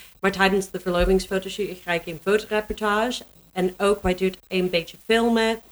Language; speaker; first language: Dutch; non-native, learner; English